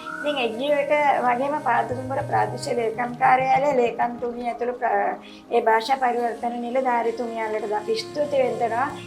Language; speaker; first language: Sinhala; native; Sinhala